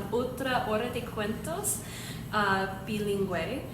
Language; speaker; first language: Spanish; non-native, learner; English